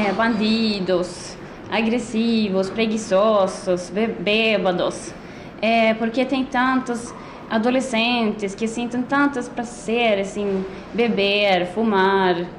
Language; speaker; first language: Portuguese; non-native, fluent; Swedish